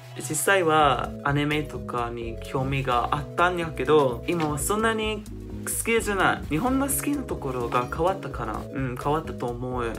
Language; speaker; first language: Japanese; non-native, fluent; English